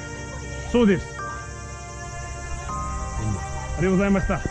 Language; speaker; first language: Japanese; non-native, fluent; English